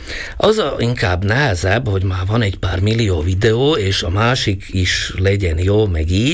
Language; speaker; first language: Hungarian; non-native, local second language; Slovak